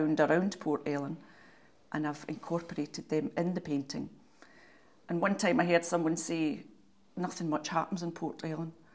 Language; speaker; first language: English; native; English